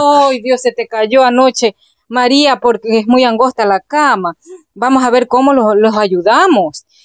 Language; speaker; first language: Spanish; native; Spanish